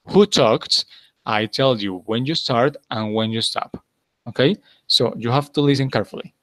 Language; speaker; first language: English; non-native, fluent; Spanish